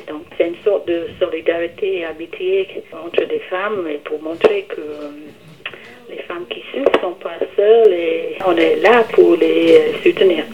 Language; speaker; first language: French; non-native, fluent; English